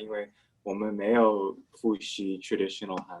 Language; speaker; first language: Chinese; non-native, learner; English